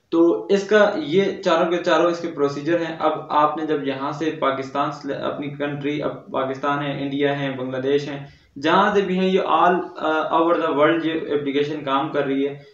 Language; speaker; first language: Urdu; non-native, local second language; Punjabi